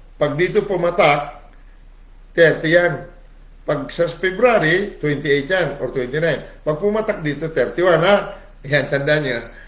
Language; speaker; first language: Filipino; non-native, local second language; Cebuano